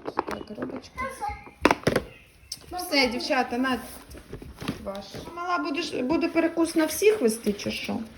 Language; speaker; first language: Ukrainian; native; Ukrainian